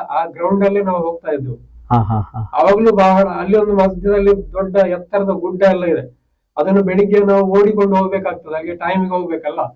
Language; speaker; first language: Kannada; non-native, local second language; Tulu